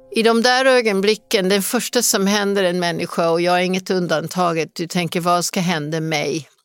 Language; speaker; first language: Swedish; non-native, fluent; English